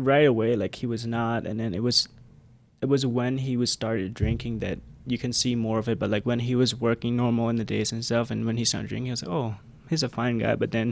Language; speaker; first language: English; non-native, fluent; Khmer